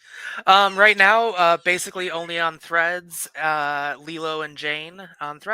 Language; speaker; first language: English; native; English